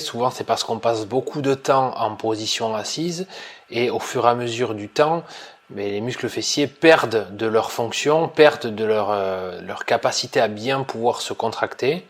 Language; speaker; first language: French; native; French